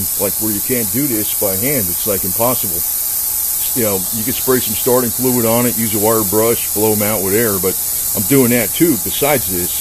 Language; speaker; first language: English; native; English